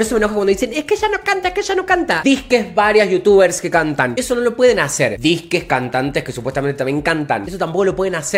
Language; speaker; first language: Spanish; native; Spanish